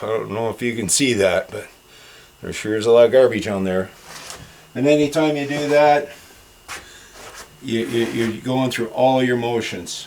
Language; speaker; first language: English; native; English